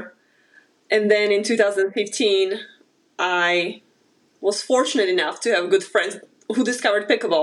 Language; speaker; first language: English; non-native, fluent; Slovak